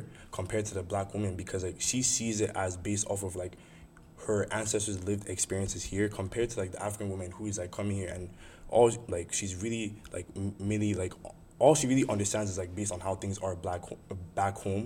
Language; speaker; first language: English; non-native, local second language; Igbo